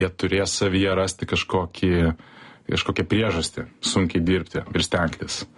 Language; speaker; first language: Lithuanian; early bilingual, heritage; Lithuanian